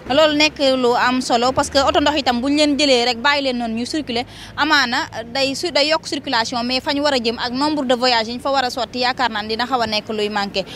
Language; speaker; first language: Wolof; native; Wolof